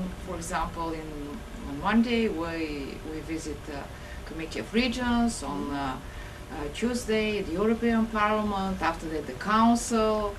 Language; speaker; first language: English; non-native, fluent; Bulgarian